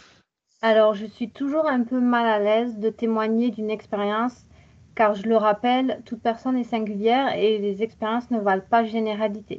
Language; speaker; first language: French; native; French